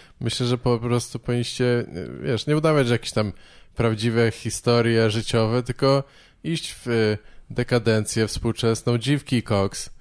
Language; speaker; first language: Polish; native; Polish